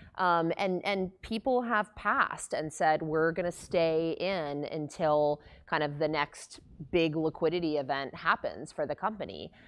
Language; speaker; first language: English; native; English